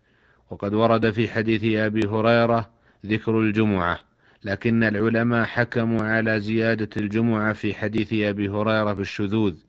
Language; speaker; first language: Arabic; native; Arabic